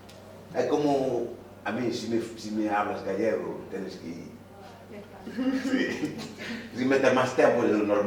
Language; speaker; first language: Spanish; non-native, fluent; Wolof